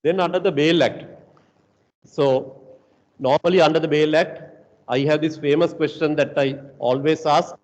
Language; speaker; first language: English; non-native, local second language; Sinhala